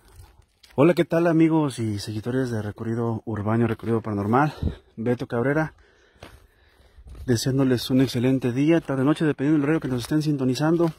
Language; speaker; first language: Spanish; native; Spanish